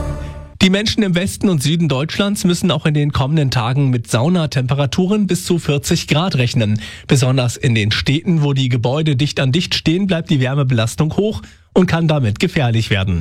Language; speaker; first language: German; native; German